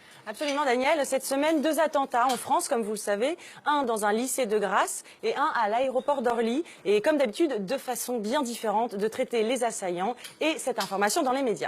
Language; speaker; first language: French; native; French